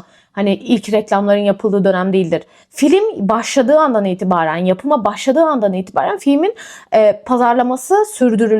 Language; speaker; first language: Turkish; native; Turkish